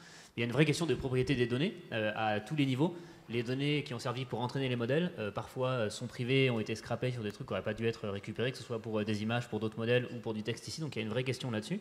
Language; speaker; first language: French; native; French